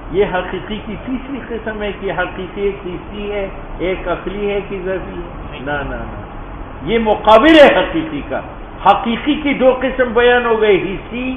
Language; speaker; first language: Urdu; non-native, local second language; Pashto